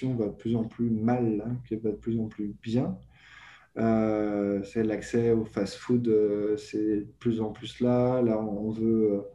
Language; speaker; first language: French; native; French